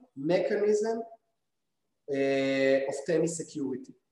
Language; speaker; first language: English; non-native, fluent; Hebrew